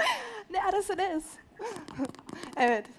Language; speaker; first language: Turkish; non-native, learner; German